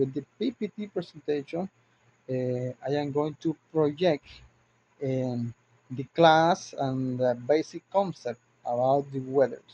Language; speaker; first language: English; non-native, learner; Spanish